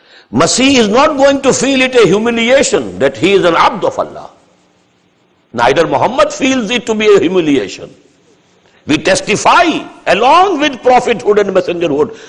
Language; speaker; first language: English; non-native, local second language; Urdu